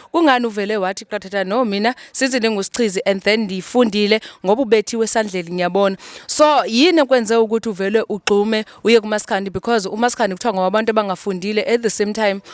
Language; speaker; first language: Zulu; non-native, local second language; Xhosa